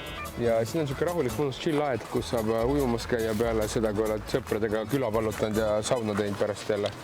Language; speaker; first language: Estonian; native; Estonian